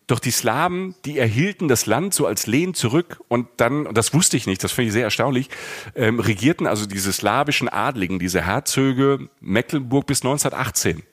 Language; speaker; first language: German; native; German